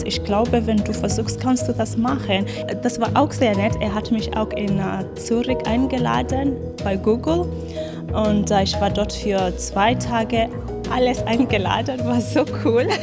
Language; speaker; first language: German; non-native, learner; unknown